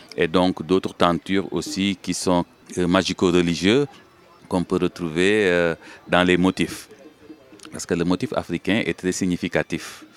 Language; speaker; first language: French; non-native, local second language; Wolof